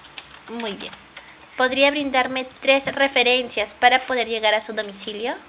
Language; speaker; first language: Spanish; native; Spanish